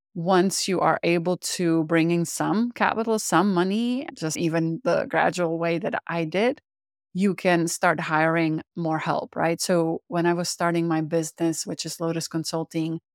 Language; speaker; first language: English; non-native, fluent; Czech